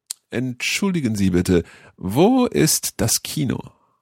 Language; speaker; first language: German; non-native, learner; English